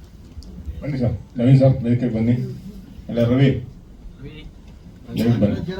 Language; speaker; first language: Kannada; native; Kannada